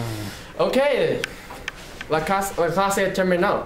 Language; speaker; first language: Spanish; non-native, learner; English